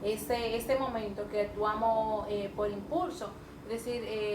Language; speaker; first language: Spanish; native; Spanish